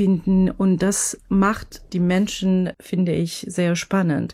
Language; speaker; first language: German; non-native, fluent; Persian